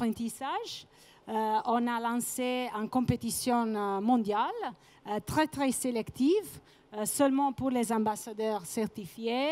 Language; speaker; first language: French; non-native, fluent; Italian